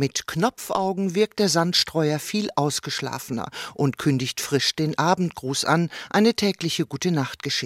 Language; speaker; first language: German; native; German